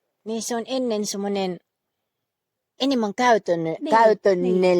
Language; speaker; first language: Finnish; non-native, learner; Filipino